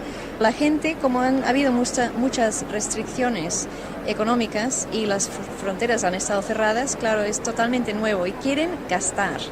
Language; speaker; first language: Spanish; early bilingual, heritage; English